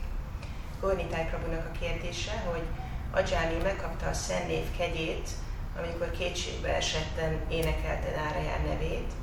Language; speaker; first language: Hungarian; native; Hungarian